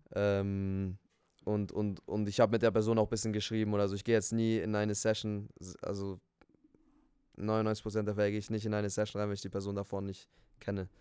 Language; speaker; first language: German; early bilingual, other home language; Spanish